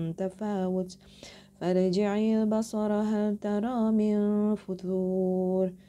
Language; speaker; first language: Arabic; non-native, learner; Indonesian